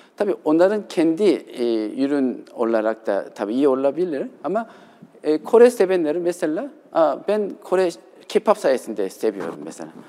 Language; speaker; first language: Turkish; non-native, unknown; Korean